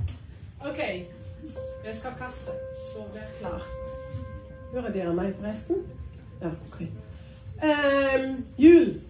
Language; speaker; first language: Norwegian; non-native, fluent; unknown